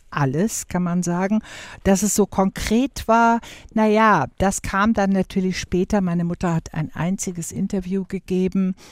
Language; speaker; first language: German; native; German